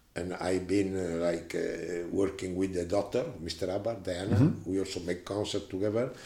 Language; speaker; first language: English; non-native, fluent; Italian